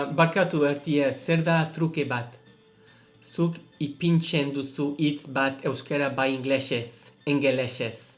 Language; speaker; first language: Basque; non-native, learner; English